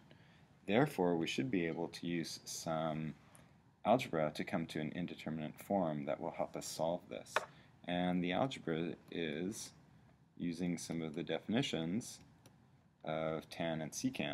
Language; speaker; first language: English; native; English